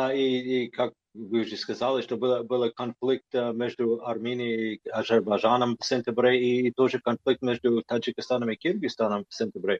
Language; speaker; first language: Russian; non-native, fluent; English